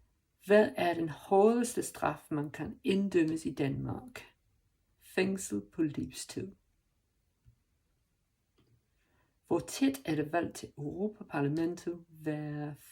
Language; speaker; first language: Danish; non-native, learner; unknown